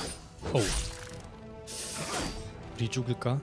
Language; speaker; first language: Korean; non-native, fluent; German